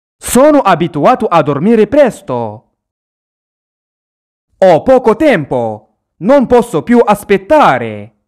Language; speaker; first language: Italian; non-native, fluent; Arabic